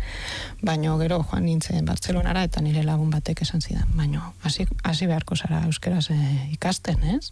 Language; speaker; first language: Basque; non-native, fluent; Catalan